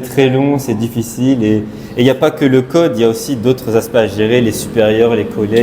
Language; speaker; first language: French; non-native, local second language; Malagasy